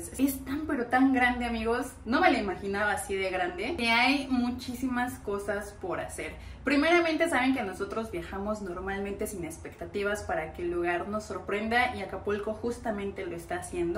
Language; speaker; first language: Spanish; native; Spanish